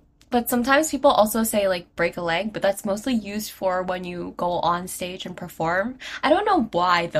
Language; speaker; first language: English; early bilingual, other home language; Chinese